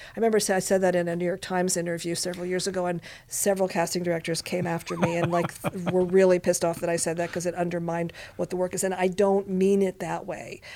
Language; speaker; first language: English; native; English